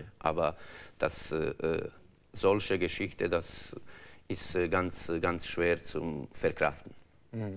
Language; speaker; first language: German; non-native, learner; Croatian